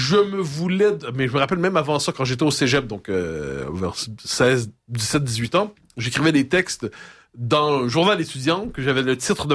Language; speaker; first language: French; native; French